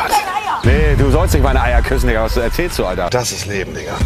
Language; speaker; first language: German; native; German